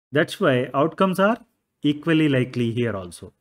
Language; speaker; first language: English; non-native, local second language; Telugu